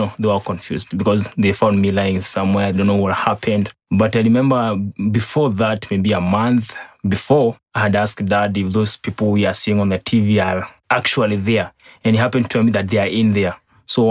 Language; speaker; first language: English; non-native, local second language; Kikuyu